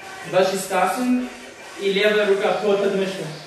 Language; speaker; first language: Russian; non-native, fluent; English